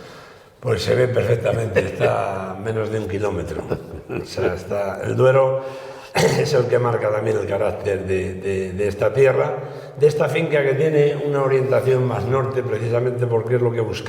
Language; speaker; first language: Spanish; native; Spanish